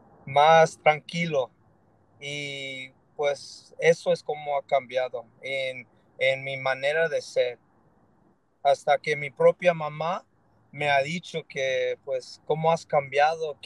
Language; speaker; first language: Spanish; early bilingual, heritage; Spanish